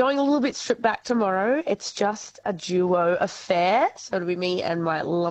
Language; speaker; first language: English; native; English